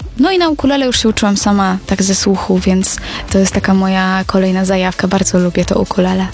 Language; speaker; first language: Polish; native; Polish